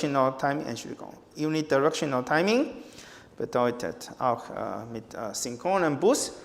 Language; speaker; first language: German; non-native, fluent; Chinese